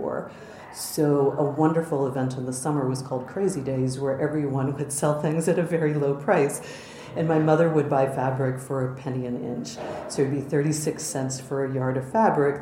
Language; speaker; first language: English; native; English